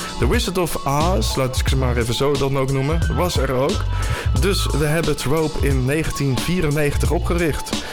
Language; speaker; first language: Dutch; native; Dutch